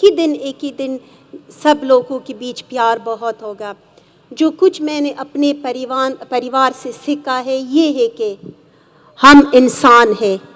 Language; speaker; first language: Hindi; non-native, fluent; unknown